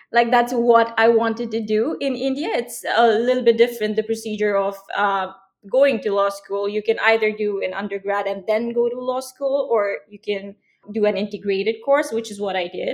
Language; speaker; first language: English; non-native, local second language; Hindi